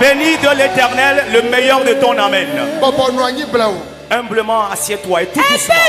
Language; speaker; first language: French; non-native, local second language; Ewe